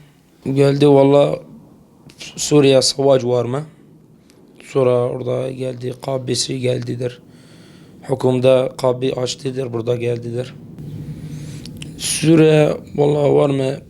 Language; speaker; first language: Turkish; non-native, learner; Arabic